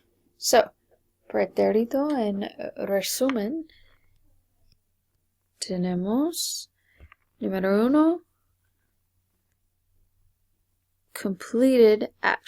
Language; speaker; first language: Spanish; non-native, fluent; English